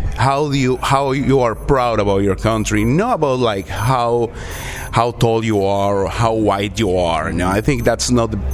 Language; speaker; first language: English; non-native, learner; Spanish